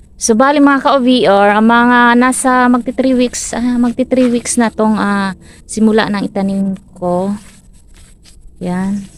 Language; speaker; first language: Filipino; non-native, local second language; Bikol